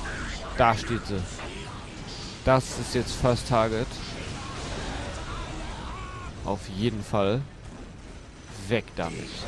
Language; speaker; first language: German; native; German